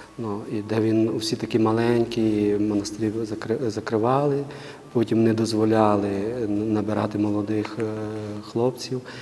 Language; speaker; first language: Ukrainian; native; Ukrainian